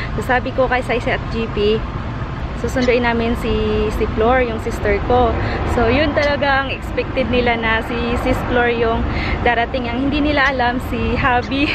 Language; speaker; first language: Filipino; non-native, local second language; Cebuano